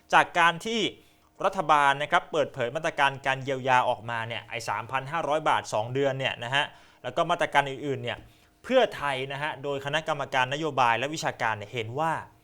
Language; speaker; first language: Thai; native; Thai